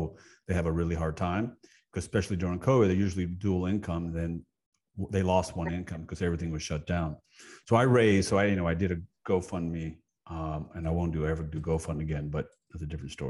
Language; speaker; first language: English; native; English